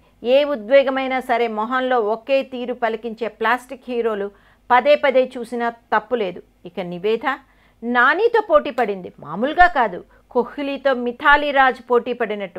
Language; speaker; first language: Telugu; native; Telugu